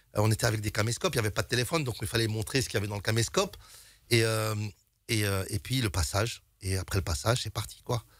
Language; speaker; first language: French; native; French